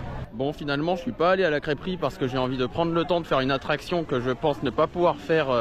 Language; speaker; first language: French; native; French